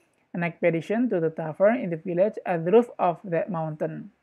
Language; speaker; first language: English; non-native, fluent; Indonesian